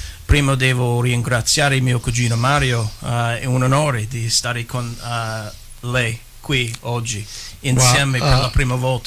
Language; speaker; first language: Italian; early bilingual, heritage; English